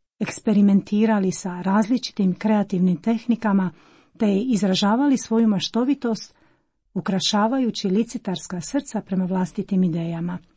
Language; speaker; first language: Croatian; native; Croatian